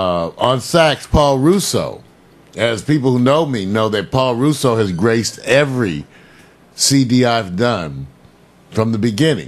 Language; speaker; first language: English; native; English